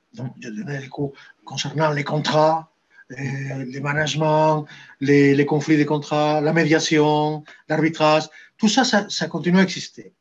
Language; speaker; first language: French; non-native, fluent; Spanish